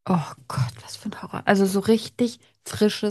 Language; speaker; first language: German; native; German